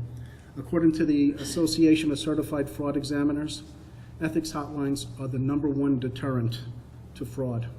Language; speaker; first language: English; native; English